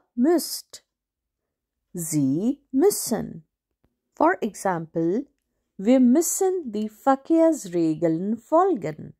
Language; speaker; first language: German; non-native, fluent; Hindi